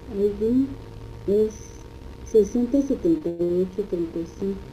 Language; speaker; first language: Spanish; native; Spanish